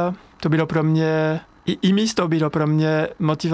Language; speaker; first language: Czech; non-native, fluent; French